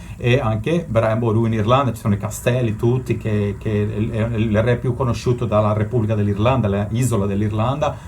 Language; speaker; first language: Italian; non-native, fluent; Spanish